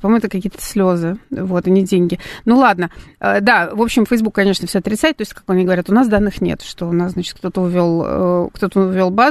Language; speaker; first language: Russian; native; Russian